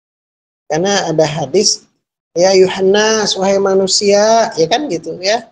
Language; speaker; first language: Indonesian; native; Indonesian